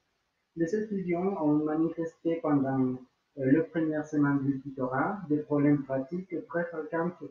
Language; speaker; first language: French; non-native, learner; Spanish